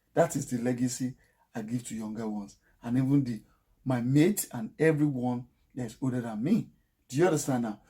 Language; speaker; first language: English; non-native, local second language; Yoruba